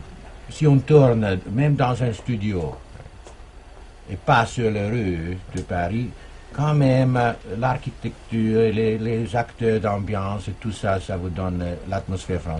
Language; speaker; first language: French; non-native, fluent; German